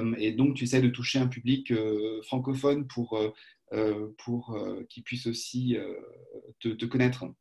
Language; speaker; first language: French; native; French